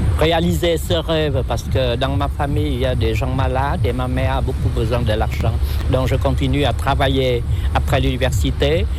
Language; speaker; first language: French; non-native, local second language; Vietnamese